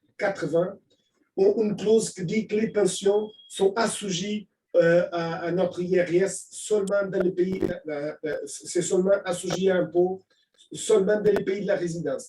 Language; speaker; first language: French; non-native, fluent; Portuguese